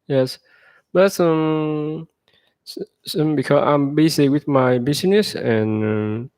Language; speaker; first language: English; non-native, learner; Vietnamese